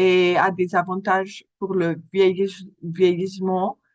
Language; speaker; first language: French; non-native, fluent; Spanish